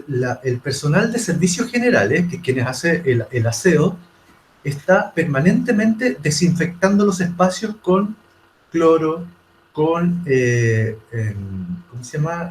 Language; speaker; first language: Spanish; native; Spanish